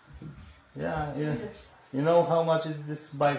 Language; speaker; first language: English; non-native, learner; Polish